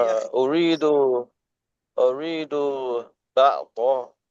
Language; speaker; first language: Arabic; non-native, learner; English